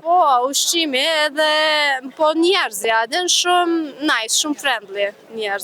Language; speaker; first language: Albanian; non-native, learner; Turkish